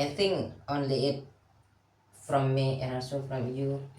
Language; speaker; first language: English; non-native, learner; Indonesian